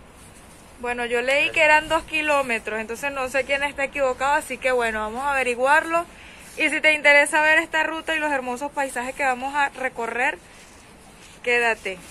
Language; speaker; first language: Spanish; native; Spanish